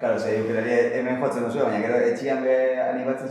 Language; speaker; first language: Basque; native; Basque